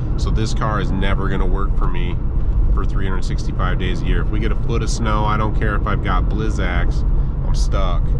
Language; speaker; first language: English; native; English